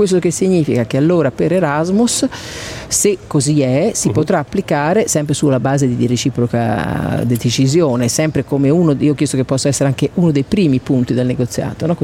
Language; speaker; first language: Italian; native; Italian